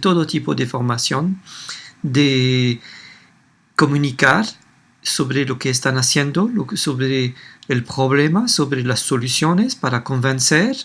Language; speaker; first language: Spanish; non-native, fluent; French